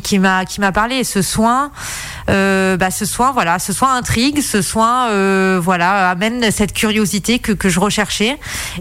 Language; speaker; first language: French; native; French